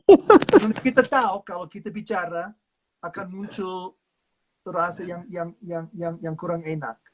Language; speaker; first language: Indonesian; non-native, fluent; English